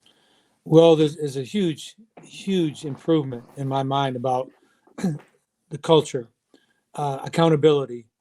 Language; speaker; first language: English; native; English